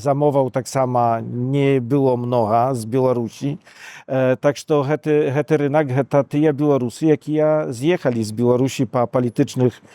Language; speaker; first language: Belarusian; native; Belarusian